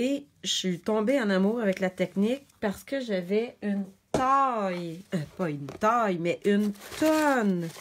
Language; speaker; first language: French; native; French